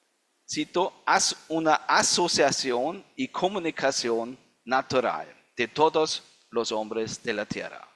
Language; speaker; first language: Spanish; non-native, fluent; German